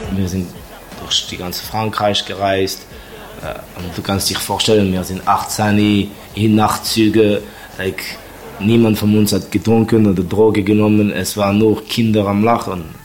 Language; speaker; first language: German; non-native, fluent; Estonian